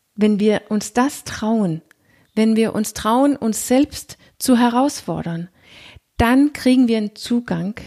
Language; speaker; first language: German; non-native, fluent; Danish